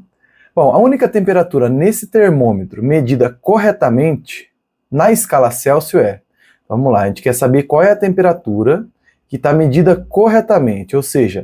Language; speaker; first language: Portuguese; native; Portuguese